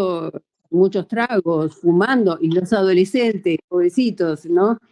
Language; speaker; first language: Spanish; native; Spanish